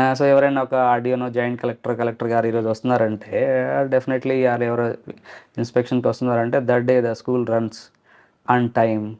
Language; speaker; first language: Telugu; non-native, local second language; Lambadi